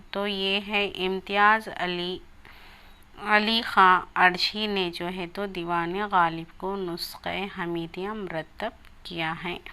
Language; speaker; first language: Urdu; native; Urdu